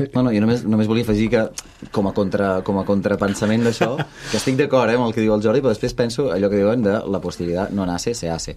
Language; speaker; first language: Catalan; early bilingual, other home language; Russian